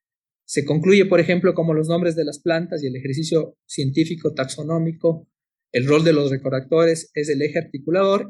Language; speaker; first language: Spanish; native; Spanish